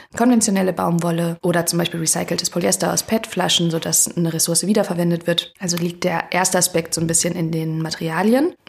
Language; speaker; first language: German; native; German